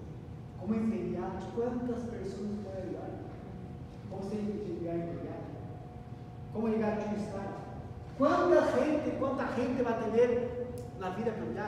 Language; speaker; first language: Spanish; non-native, learner; Portuguese